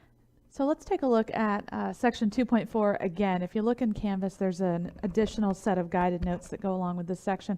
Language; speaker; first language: English; native; English